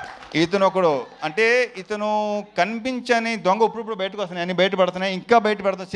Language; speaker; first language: Telugu; native; Telugu